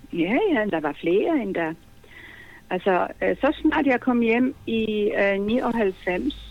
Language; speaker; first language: Danish; non-native, fluent; Polish